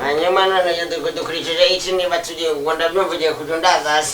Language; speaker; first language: Kinyarwanda; native; Kinyarwanda